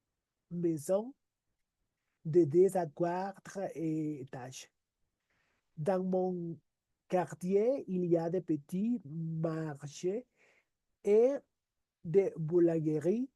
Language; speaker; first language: French; non-native, learner; Spanish